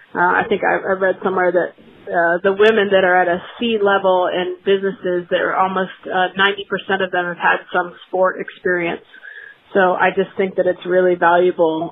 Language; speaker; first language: English; native; English